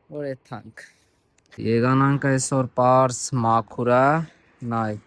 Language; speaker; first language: Armenian; non-native, learner; Hindi